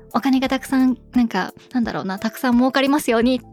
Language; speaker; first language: Japanese; early bilingual, heritage; Japanese